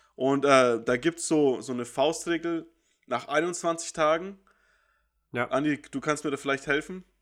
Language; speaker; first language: German; native; German